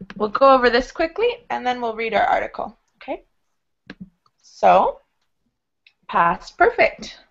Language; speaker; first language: English; native; English